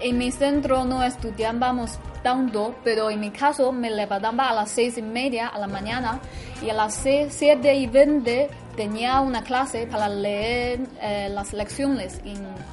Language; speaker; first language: Spanish; non-native, fluent; Chinese